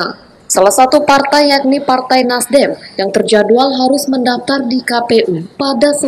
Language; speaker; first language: Indonesian; native; Indonesian